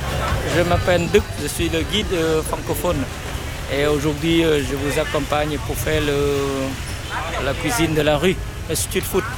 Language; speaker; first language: French; non-native, fluent; Vietnamese